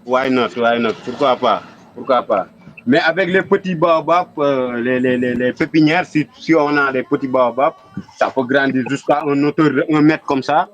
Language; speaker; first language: French; non-native, local second language; Wolof